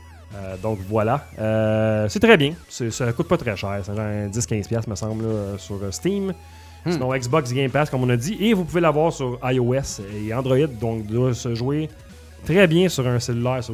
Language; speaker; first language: French; native; French